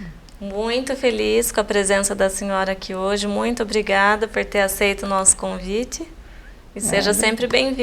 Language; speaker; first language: Portuguese; native; Portuguese